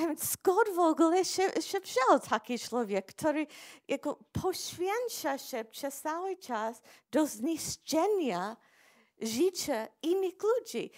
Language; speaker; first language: Polish; non-native, fluent; English